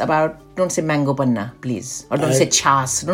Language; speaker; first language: English; non-native, local second language; Bangla